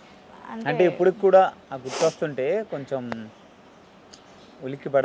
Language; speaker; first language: Telugu; native; Telugu